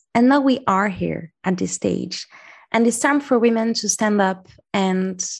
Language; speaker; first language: English; non-native, fluent; Arabic